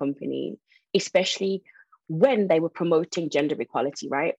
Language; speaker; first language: English; native; English